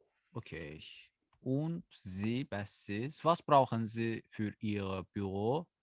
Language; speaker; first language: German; non-native, learner; Azerbaijani